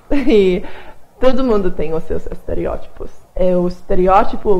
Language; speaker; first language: Portuguese; non-native, fluent; English